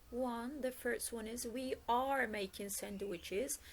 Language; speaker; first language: English; non-native, fluent; Turkish